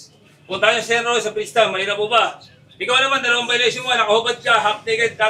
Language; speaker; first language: Filipino; native; Filipino